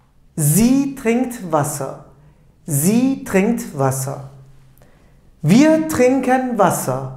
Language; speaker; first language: German; non-native, fluent; Turkish